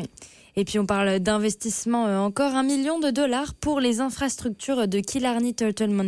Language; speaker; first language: French; native; French